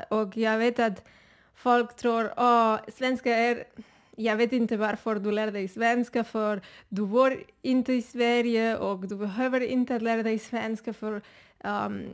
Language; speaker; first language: Swedish; non-native, learner; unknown